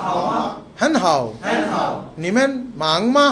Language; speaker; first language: Chinese; non-native, fluent; Bangla